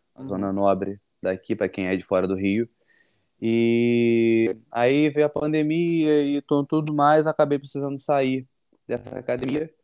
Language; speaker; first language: Portuguese; native; Portuguese